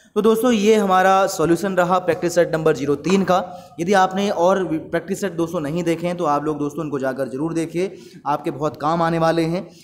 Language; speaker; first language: Hindi; native; Hindi